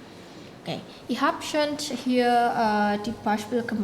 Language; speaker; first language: German; non-native, learner; Indonesian